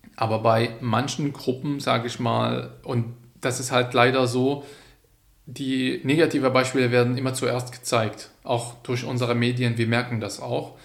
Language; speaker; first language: German; non-native, fluent; Arabic